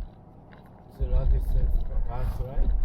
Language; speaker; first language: English; non-native, learner; Tibetan